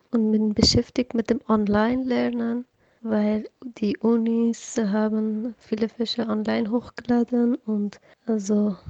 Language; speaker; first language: German; non-native, fluent; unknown